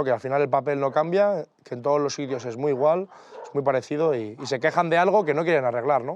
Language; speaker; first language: Spanish; native; Spanish